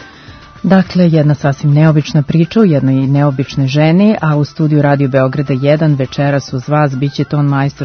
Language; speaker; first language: Serbian; native; Serbian